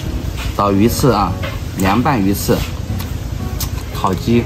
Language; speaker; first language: Chinese; native; Chinese